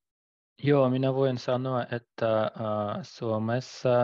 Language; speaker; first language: Finnish; non-native, learner; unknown